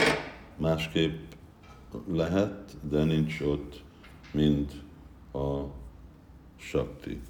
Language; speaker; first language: Hungarian; early bilingual, heritage; Hungarian